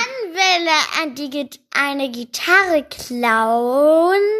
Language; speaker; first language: German; non-native, learner; Spanish